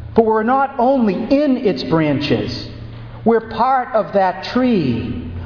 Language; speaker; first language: English; native; English